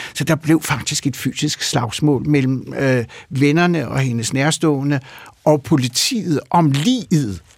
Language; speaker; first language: Danish; early bilingual, other home language; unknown